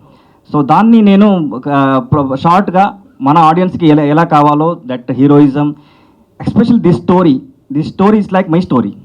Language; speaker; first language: Telugu; non-native, learner; Kannada